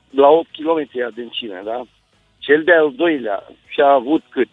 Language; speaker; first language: Romanian; native; Romanian